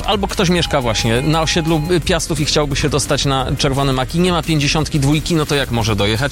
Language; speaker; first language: Polish; native; Polish